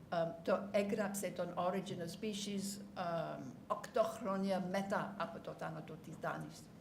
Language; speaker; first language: Greek; non-native, learner; English